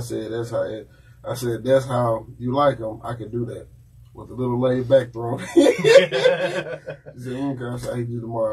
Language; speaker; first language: English; native; English